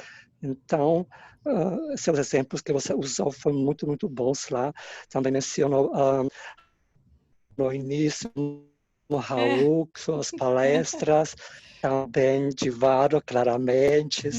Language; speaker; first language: Portuguese; non-native, fluent; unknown